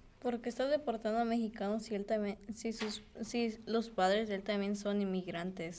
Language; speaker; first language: Spanish; early bilingual, heritage; Spanish